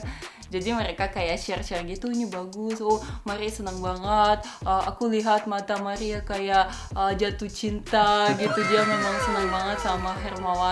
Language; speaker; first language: Indonesian; non-native, fluent; Russian